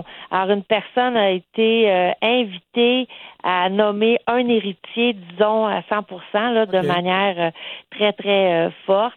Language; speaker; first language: French; native; French